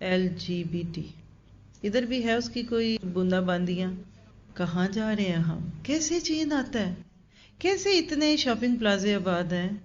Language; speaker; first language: Urdu; native; Urdu